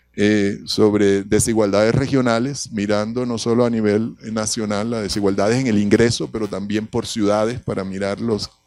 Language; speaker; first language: Spanish; native; Spanish